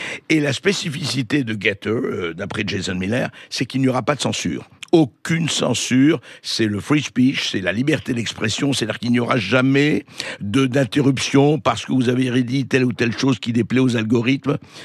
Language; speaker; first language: French; native; French